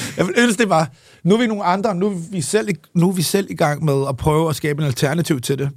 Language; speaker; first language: Danish; early bilingual, other home language; English